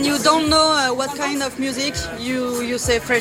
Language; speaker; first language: English; non-native, learner; French